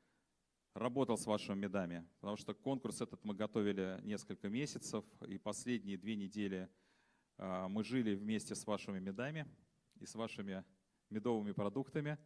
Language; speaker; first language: Russian; native; Russian